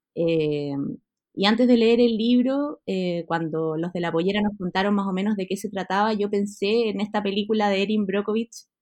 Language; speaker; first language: Spanish; native; Spanish